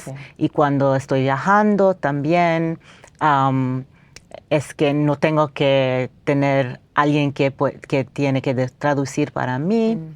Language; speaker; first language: Spanish; non-native, fluent; English